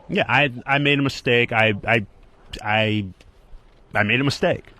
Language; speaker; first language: English; native; English